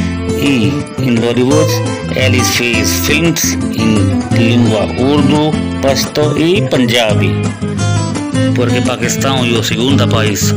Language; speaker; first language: Portuguese; non-native, learner; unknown